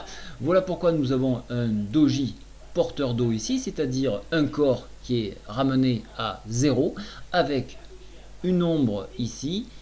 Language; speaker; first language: French; native; French